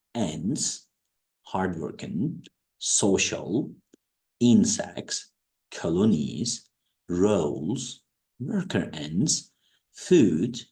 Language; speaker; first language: English; non-native, fluent; Turkish